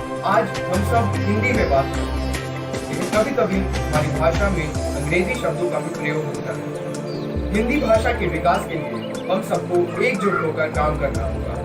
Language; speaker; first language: Hindi; native; Hindi